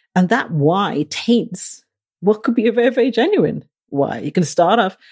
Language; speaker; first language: English; native; English